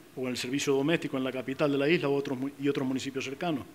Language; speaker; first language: Spanish; native; Spanish